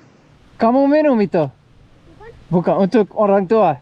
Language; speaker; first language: Indonesian; non-native, learner; English